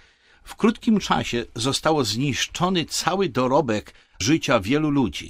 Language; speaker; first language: Polish; native; Polish